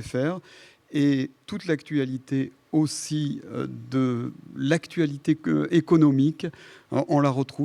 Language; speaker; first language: French; native; French